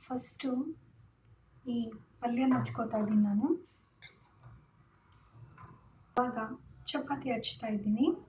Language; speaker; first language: Kannada; native; Kannada